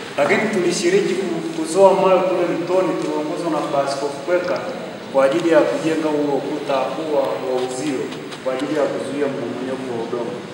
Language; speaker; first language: Swahili; native; Swahili